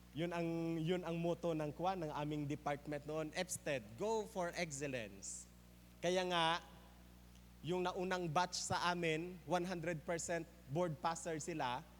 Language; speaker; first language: Filipino; native; Filipino